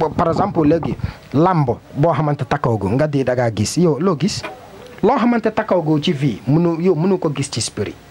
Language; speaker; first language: Wolof; non-native, learner; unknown